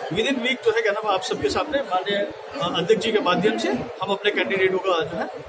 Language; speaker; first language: Hindi; native; Hindi